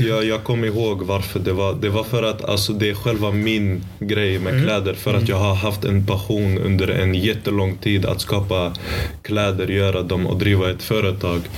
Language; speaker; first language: Swedish; early bilingual, other home language; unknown